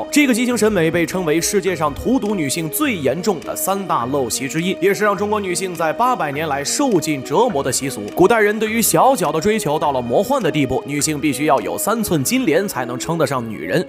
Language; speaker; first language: Chinese; native; Chinese